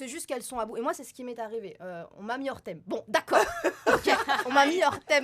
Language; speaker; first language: French; native; French